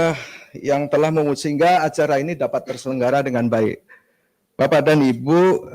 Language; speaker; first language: Indonesian; native; Indonesian